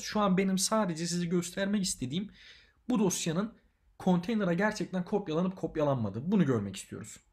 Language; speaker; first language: Turkish; native; Turkish